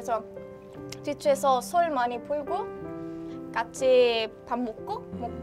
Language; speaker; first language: Korean; non-native, learner; Italian